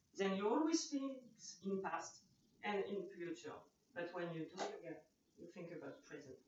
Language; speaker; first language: English; non-native, learner; French